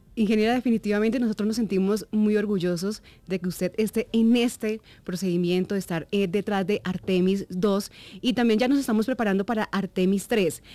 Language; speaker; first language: Spanish; native; Spanish